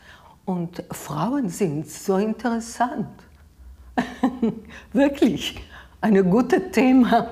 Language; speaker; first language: German; non-native, learner; Hebrew